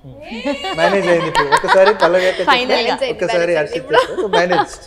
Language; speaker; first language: Telugu; non-native, learner; Kannada